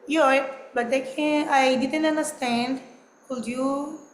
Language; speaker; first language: English; non-native, learner; Portuguese